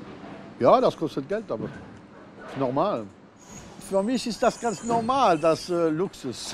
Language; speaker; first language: German; non-native, fluent; French